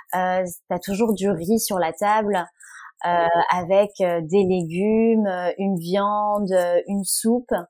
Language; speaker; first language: French; early bilingual, other home language; Vietnamese